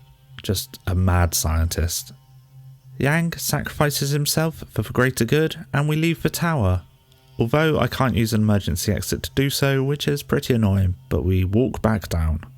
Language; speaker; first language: English; native; English